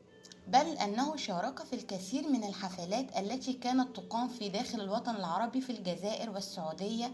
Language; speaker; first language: Arabic; native; Arabic